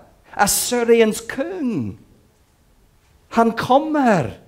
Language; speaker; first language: Swedish; non-native, fluent; English